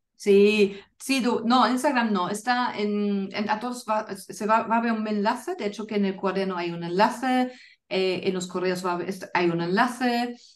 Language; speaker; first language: Spanish; non-native, fluent; German